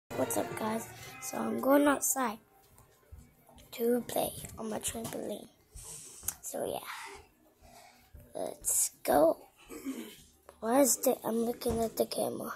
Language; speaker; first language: English; native; English